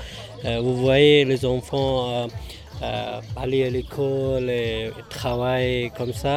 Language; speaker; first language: French; non-native, learner; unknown